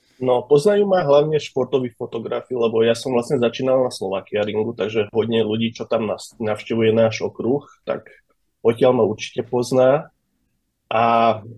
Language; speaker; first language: Slovak; non-native, local second language; Hungarian